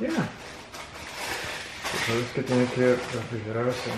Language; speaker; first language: Spanish; early bilingual, heritage; English